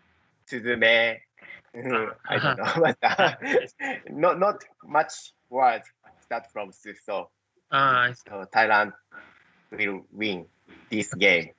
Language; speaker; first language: English; non-native, learner; Japanese